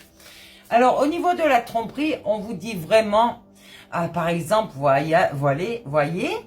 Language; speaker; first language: French; native; French